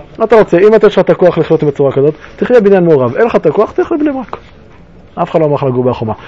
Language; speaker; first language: Hebrew; native; Hebrew